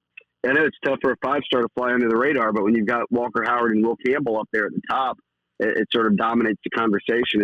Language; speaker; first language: English; native; English